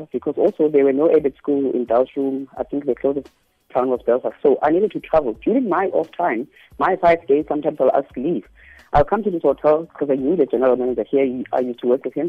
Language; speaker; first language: English; non-native, local second language; Zulu